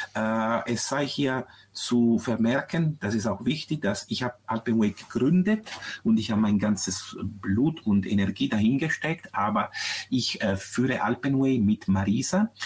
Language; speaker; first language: German; non-native, fluent; Italian